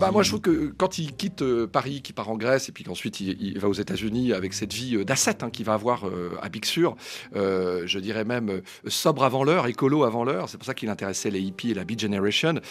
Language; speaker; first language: French; native; French